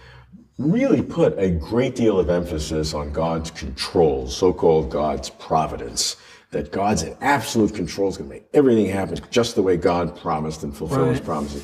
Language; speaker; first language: English; native; English